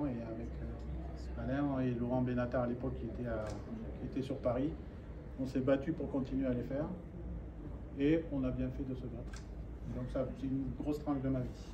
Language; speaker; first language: French; native; French